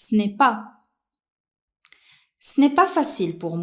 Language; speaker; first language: French; non-native, local second language; Arabic